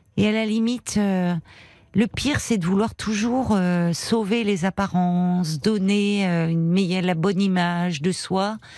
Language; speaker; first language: French; native; French